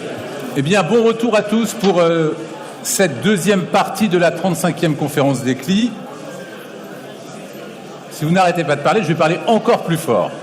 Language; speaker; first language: French; native; French